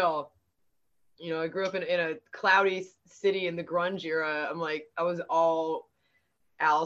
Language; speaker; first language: English; native; English